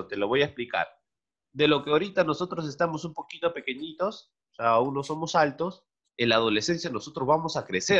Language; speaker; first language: Spanish; native; Spanish